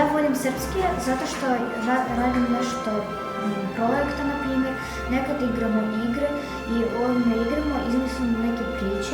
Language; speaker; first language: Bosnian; non-native, learner; Russian